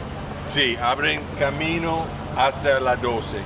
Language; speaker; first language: Spanish; non-native, learner; English